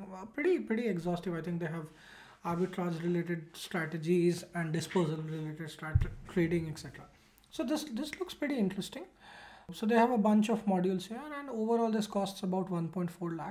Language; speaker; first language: English; non-native, local second language; Hindi